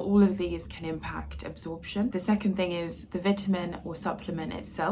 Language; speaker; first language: English; native; English